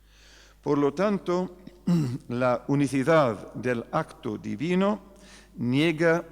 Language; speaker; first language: Spanish; non-native, fluent; English